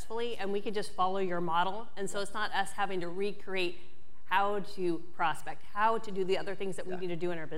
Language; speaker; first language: English; native; English